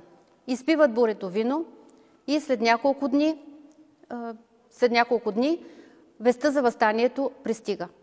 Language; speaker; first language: Bulgarian; native; Bulgarian